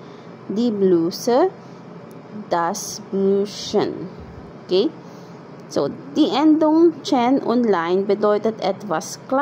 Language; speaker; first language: German; non-native, fluent; Filipino